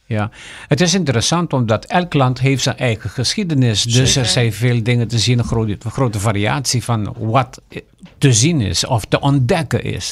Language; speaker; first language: Dutch; non-native, local second language; Papiamento